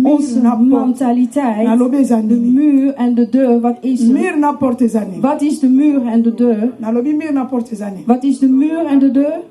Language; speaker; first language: Dutch; non-native, learner; Lingala